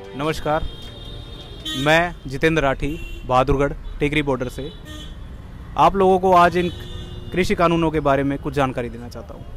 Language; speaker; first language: Hindi; native; Hindi